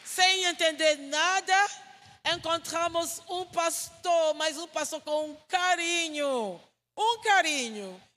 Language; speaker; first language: Portuguese; non-native, fluent; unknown